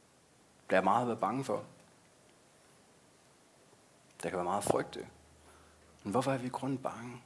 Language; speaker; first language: Danish; native; Danish